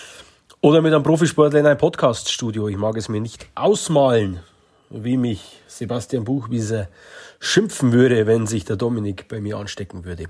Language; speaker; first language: German; native; German